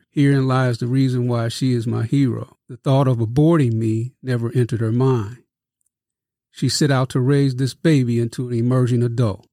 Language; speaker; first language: English; native; English